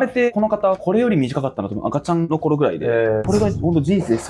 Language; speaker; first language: Japanese; native; Japanese